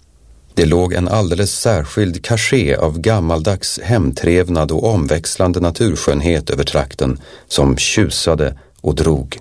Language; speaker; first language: Swedish; native; Swedish